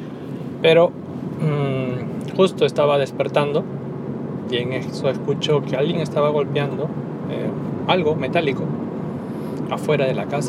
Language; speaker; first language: Spanish; native; Spanish